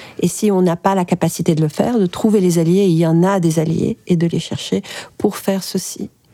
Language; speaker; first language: French; early bilingual, other home language; Arabic